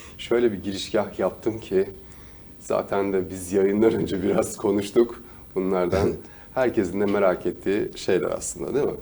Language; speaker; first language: Turkish; native; Turkish